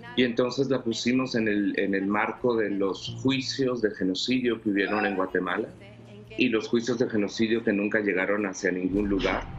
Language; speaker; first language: Spanish; native; Spanish